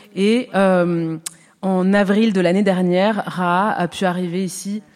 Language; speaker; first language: French; native; French